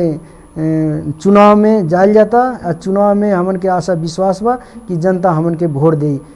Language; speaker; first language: Bhojpuri; native; Bhojpuri